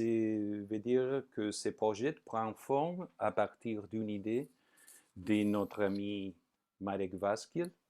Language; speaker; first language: French; non-native, fluent; Spanish